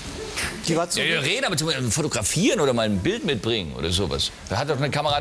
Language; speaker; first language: German; native; German